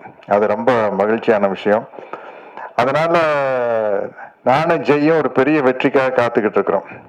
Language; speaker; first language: Tamil; native; Tamil